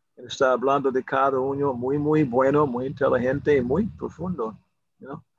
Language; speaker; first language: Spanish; non-native, learner; English